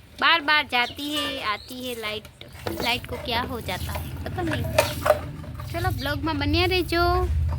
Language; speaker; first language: Hindi; non-native, local second language; Gujarati